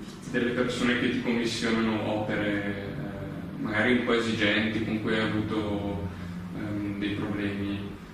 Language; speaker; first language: Italian; native; Italian